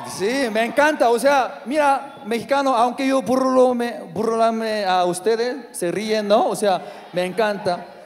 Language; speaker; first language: Spanish; non-native, learner; Korean